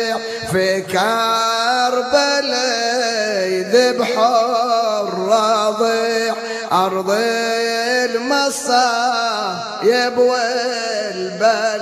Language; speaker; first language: Arabic; native; Arabic